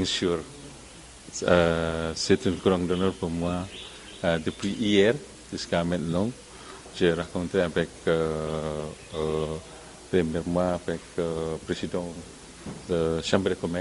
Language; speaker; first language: French; non-native, learner; Indonesian